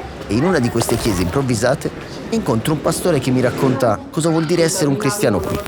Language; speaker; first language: Italian; native; Italian